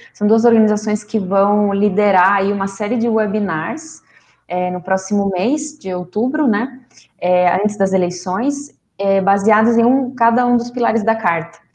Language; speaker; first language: Portuguese; non-native, fluent; Spanish